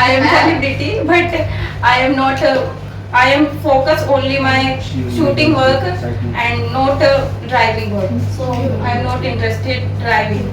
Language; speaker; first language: English; non-native, learner; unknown